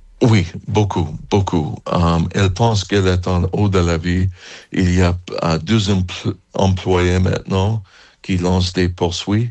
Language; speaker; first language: French; non-native, fluent; English